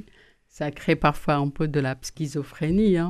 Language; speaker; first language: French; non-native, local second language; Wolof